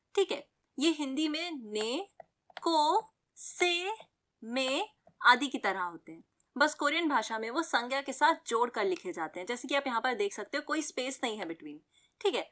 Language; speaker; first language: Hindi; native; Hindi